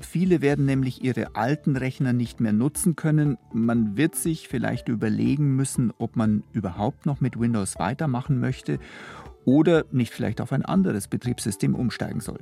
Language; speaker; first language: German; native; German